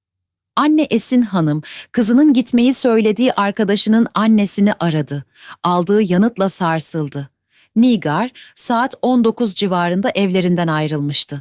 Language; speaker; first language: Turkish; native; Turkish